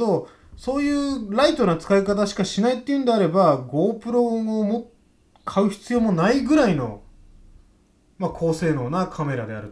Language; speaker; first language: Japanese; native; Japanese